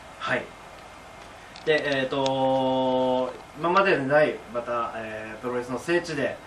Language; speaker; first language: Japanese; native; Japanese